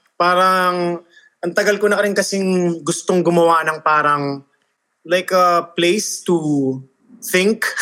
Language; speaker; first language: Filipino; early bilingual, heritage; Filipino